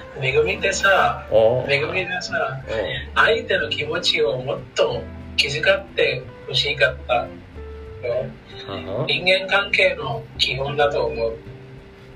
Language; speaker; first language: Japanese; non-native, learner; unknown